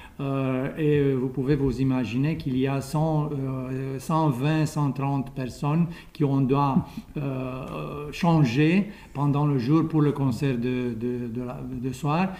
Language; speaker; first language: French; non-native, fluent; Romanian